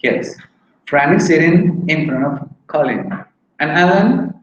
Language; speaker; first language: English; non-native, fluent; Spanish